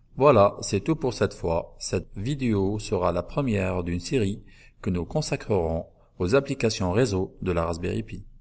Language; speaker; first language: French; non-native, local second language; Arabic